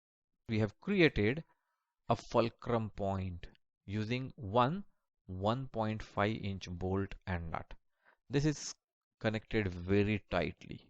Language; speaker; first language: English; non-native, local second language; Marathi